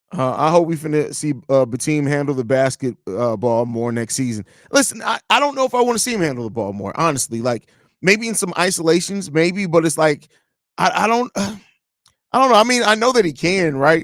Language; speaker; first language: English; native; English